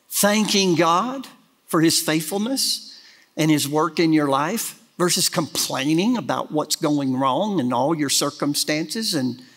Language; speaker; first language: English; native; English